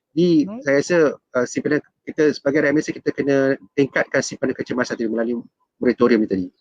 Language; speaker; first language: Malay; native; Malay